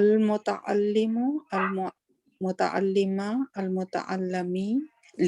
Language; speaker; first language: Arabic; non-native, learner; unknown